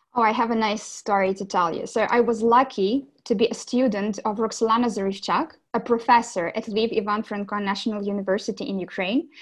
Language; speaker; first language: English; non-native, fluent; Ukrainian